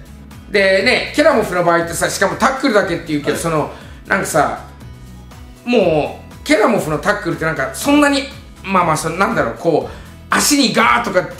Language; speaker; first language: Japanese; native; Japanese